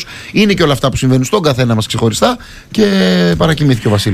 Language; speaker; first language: Greek; native; Greek